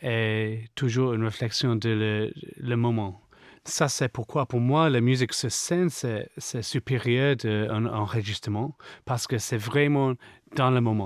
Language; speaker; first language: French; non-native, fluent; English